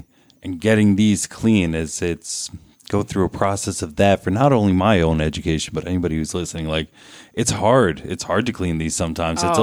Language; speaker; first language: English; native; English